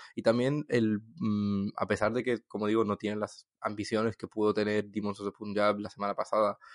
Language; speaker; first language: Spanish; non-native, fluent; French